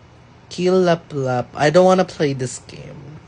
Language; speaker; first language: English; non-native, local second language; Filipino